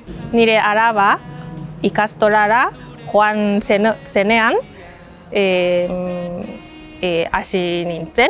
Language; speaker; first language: Basque; non-native, learner; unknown